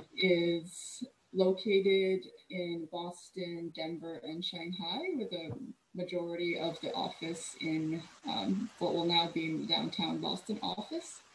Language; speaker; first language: English; native; English